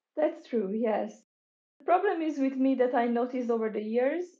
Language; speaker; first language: English; non-native, fluent; Hungarian